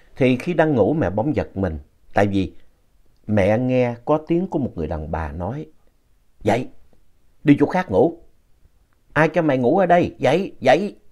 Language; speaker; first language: Vietnamese; native; Vietnamese